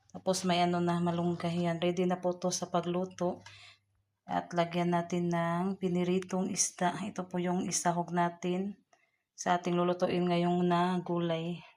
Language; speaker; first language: Filipino; non-native, local second language; Cebuano